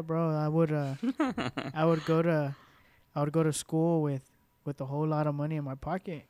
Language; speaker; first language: English; early bilingual, other home language; Spanish